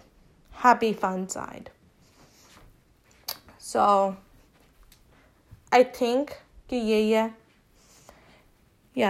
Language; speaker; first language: English; non-native, local second language; Urdu